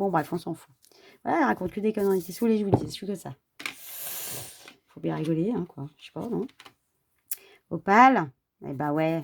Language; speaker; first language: French; native; French